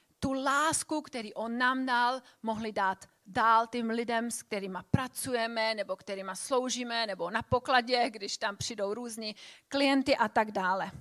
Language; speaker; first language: Czech; non-native, fluent; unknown